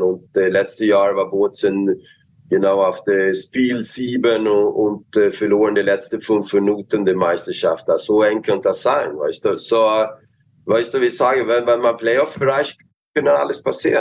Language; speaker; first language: German; non-native, learner; Swedish